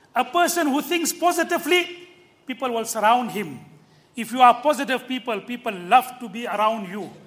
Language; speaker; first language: English; native; English